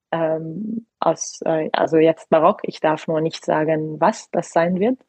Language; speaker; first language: German; non-native, fluent; Arabic